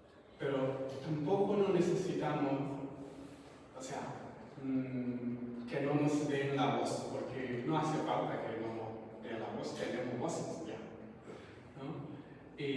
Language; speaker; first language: Spanish; non-native, fluent; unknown